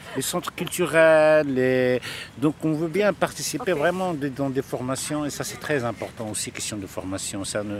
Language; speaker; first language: French; non-native, local second language; Arabic